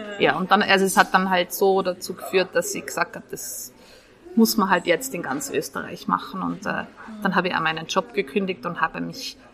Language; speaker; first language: German; native; German